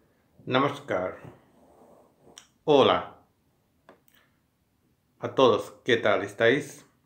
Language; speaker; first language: Spanish; non-native, learner; Hindi